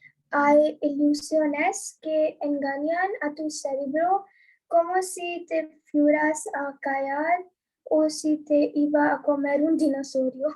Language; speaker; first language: Spanish; non-native, learner; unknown